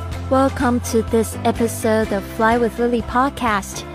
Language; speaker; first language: English; non-native, fluent; Chinese